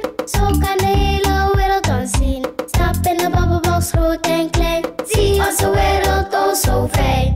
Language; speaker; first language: Dutch; native; Dutch